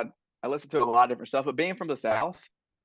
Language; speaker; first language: English; native; English